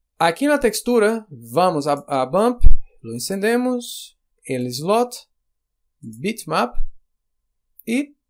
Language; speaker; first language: Spanish; non-native, fluent; Portuguese